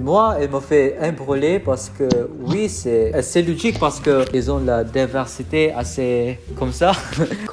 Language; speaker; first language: French; non-native, learner; Filipino